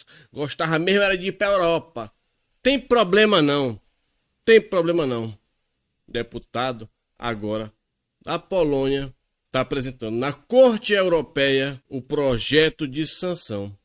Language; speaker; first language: Portuguese; native; Portuguese